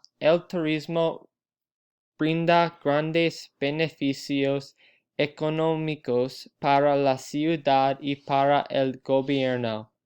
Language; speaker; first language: Spanish; non-native, learner; English